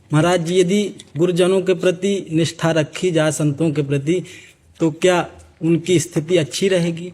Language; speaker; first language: Hindi; native; Hindi